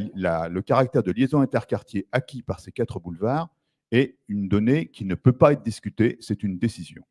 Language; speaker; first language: French; native; French